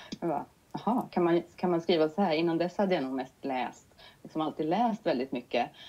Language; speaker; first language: Swedish; native; Swedish